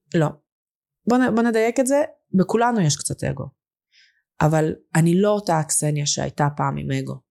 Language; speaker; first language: Hebrew; early bilingual, other home language; Russian